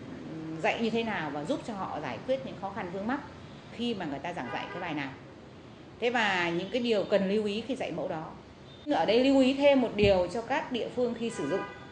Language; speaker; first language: Vietnamese; native; Vietnamese